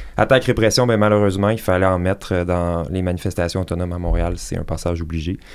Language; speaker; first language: French; native; French